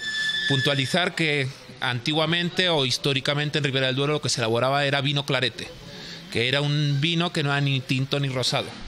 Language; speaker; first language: Spanish; native; Spanish